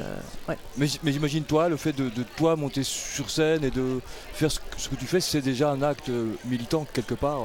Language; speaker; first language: French; native; French